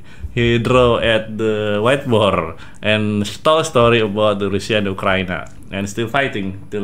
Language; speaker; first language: English; non-native, learner; Indonesian